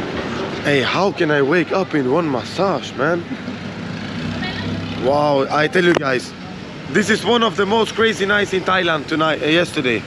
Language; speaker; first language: English; non-native, learner; Portuguese